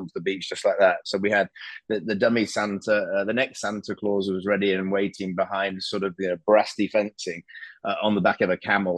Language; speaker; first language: English; native; English